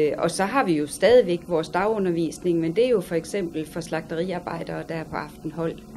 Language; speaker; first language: Danish; native; Danish